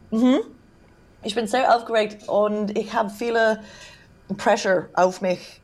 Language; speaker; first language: German; non-native, learner; English